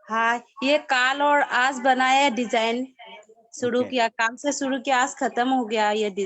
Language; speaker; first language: Hindi; non-native, local second language; Assamese